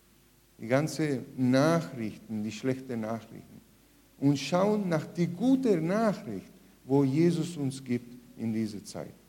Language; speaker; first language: German; non-native, fluent; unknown